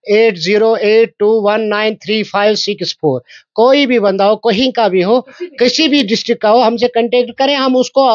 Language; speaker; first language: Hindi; non-native, local second language; Kashmiri